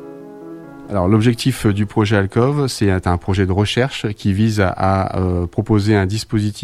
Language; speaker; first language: French; native; French